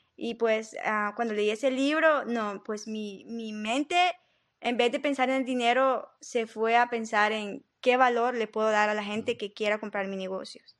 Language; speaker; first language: Spanish; native; Spanish